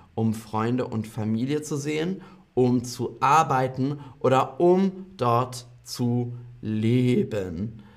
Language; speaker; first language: German; non-native, fluent; English